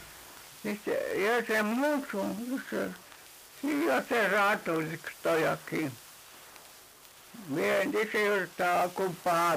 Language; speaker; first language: Spanish; non-native, local second language; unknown